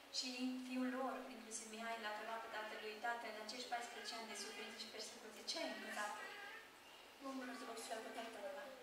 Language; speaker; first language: Romanian; non-native, fluent; Japanese